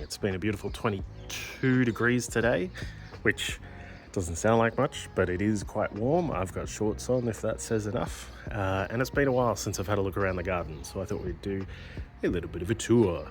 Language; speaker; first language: English; native; English